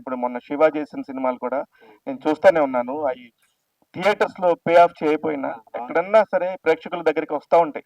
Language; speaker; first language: Telugu; native; Telugu